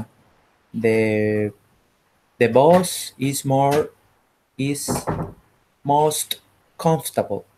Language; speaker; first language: English; non-native, learner; Spanish